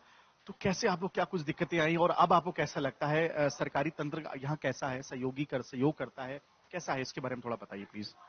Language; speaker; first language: Hindi; native; Hindi